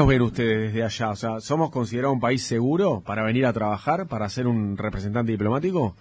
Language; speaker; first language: Spanish; native; Spanish